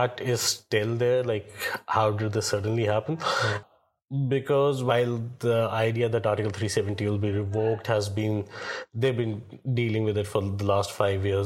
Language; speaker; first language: English; non-native, local second language; Kashmiri